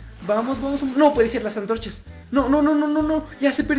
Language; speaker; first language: Spanish; native; Spanish